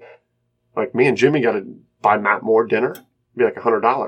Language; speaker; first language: English; native; English